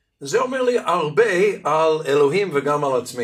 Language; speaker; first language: Hebrew; non-native, fluent; Russian